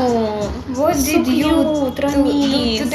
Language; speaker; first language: English; non-native, learner; Russian